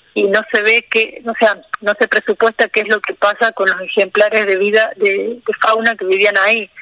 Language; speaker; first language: Spanish; native; Spanish